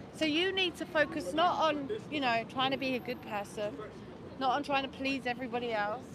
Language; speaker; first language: English; native; English